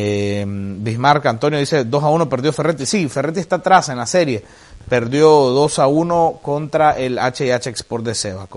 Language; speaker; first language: Spanish; native; Spanish